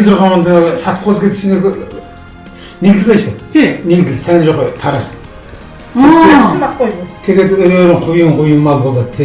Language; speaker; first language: Mongolian; non-native, local second language; Kazakh